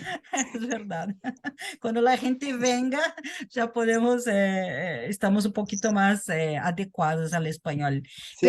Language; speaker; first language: Spanish; non-native, fluent; Portuguese